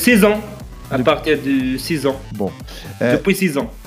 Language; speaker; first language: French; non-native, fluent; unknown